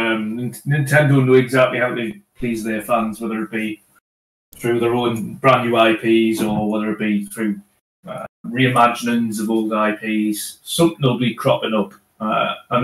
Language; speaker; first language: English; native; English